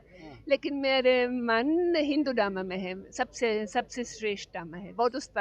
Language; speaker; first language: Hindi; non-native, learner; German